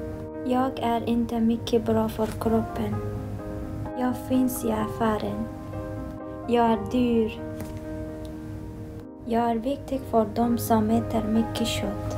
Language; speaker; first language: Swedish; non-native, learner; Persian